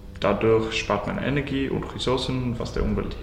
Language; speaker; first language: German; non-native, learner; English